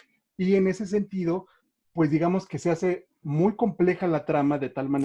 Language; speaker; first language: Spanish; native; Spanish